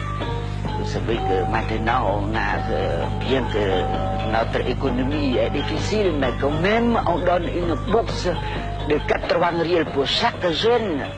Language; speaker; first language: French; non-native, local second language; Khmer